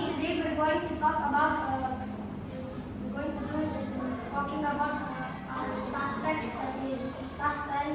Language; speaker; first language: English; non-native, learner; Indonesian